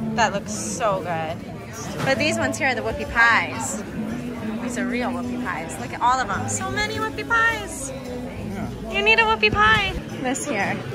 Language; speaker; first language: English; native; English